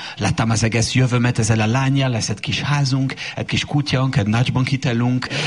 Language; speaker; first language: Hungarian; non-native, fluent; French